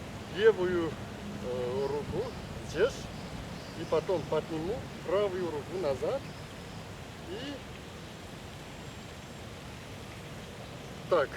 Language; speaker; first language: Russian; non-native, learner; Chinese